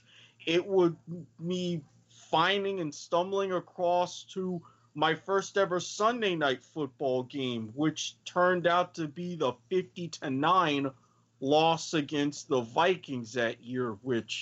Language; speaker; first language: English; native; English